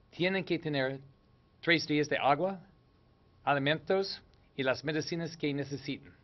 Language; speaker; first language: Spanish; non-native, learner; English